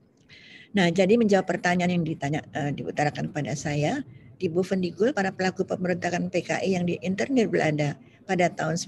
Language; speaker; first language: Indonesian; native; Indonesian